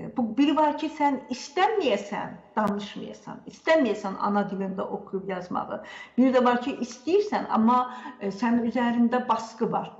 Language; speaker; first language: Azerbaijani; native; Azerbaijani